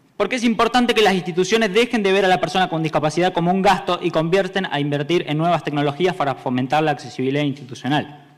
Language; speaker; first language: Spanish; native; Spanish